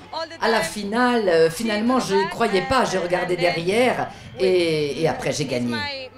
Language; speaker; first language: French; non-native, fluent; Spanish